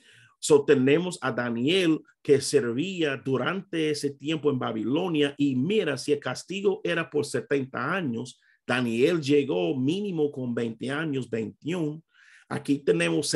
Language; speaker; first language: Spanish; non-native, fluent; English